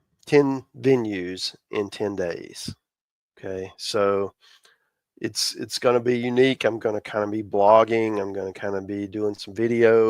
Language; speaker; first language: English; native; English